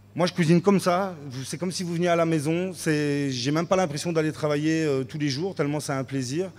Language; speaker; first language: French; native; French